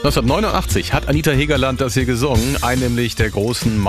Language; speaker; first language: German; native; German